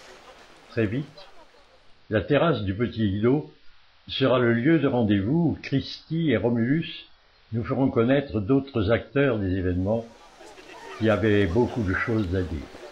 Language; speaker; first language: French; native; French